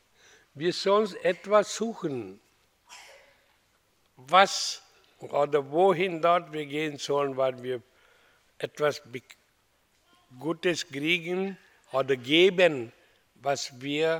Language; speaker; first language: German; non-native, learner; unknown